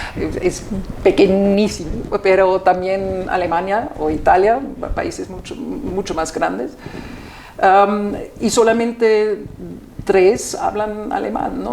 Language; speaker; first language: Spanish; non-native, fluent; German